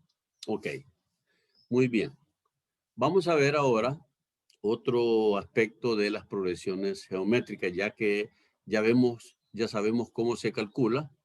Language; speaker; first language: Spanish; native; Spanish